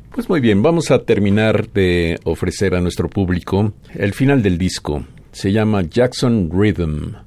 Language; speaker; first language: Spanish; native; Spanish